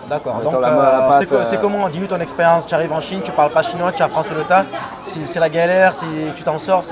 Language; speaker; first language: French; native; French